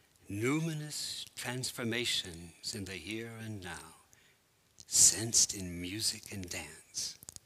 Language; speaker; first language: English; native; English